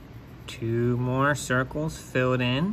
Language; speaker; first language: English; native; English